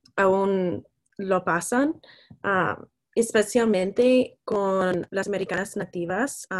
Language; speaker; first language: Spanish; non-native, fluent; English